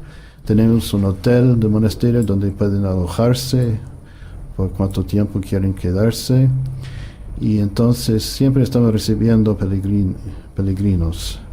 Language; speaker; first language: Spanish; non-native, fluent; English